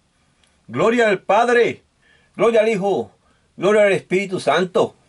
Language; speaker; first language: Spanish; native; Spanish